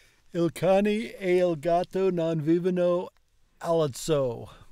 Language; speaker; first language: Italian; non-native, learner; English